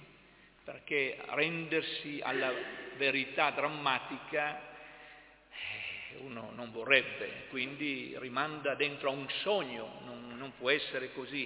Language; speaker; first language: Italian; native; Italian